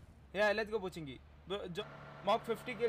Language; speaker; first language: English; non-native, local second language; Hindi